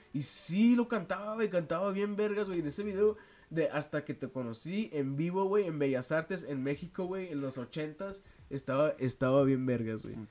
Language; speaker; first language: Spanish; early bilingual, heritage; Spanish